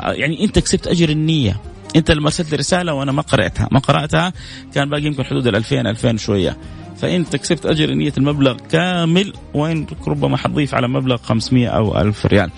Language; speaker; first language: Arabic; native; Arabic